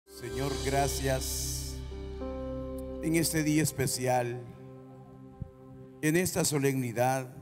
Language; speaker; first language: Spanish; native; Spanish